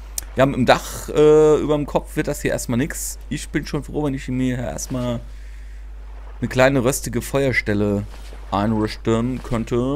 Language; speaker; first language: German; native; German